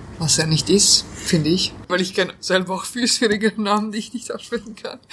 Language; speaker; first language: German; early bilingual, other home language; Bosnian